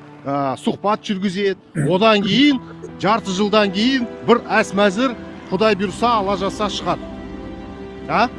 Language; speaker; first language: Kazakh; non-native, local second language; Russian